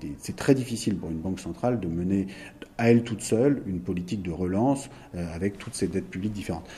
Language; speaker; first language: French; native; French